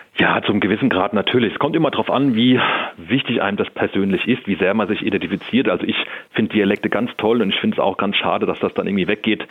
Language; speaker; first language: German; native; German